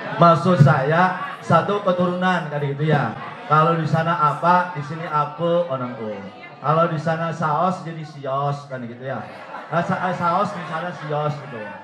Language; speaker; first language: Indonesian; non-native, local second language; Javanese